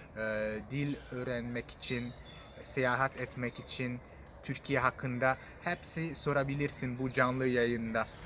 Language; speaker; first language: Turkish; non-native, fluent; French